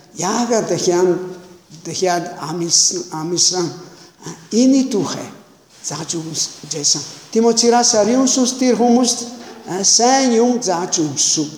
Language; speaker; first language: Mongolian; non-native, learner; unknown